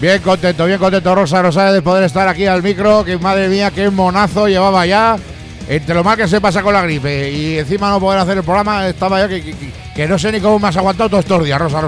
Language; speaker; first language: Spanish; native; Spanish